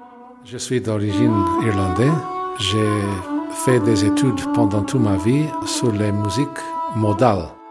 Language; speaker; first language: French; non-native, learner; English